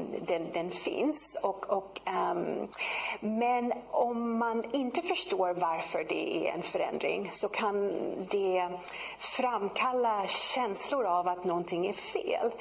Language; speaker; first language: Swedish; non-native, fluent; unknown